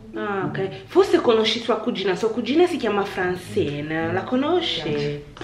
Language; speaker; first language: Italian; early bilingual, other home language; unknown